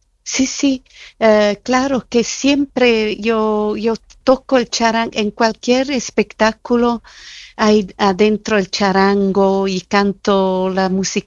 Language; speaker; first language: Spanish; non-native, fluent; German